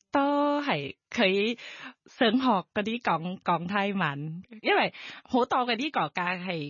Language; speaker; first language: Cantonese; non-native, learner; Thai